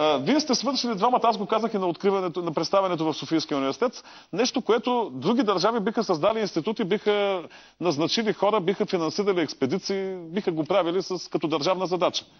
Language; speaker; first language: Bulgarian; native; Bulgarian